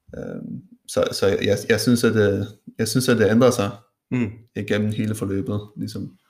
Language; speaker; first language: Danish; non-native, local second language; Faroese